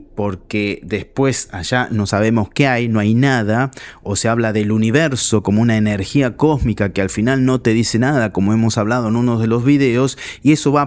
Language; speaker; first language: Spanish; native; Spanish